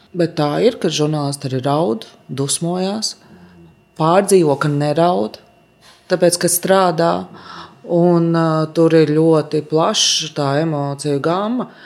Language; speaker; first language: Latvian; native; Latvian